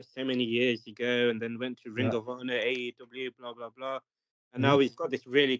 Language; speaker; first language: English; native; English